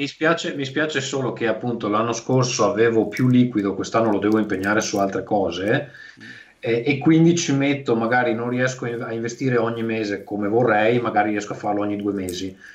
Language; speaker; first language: Italian; native; Italian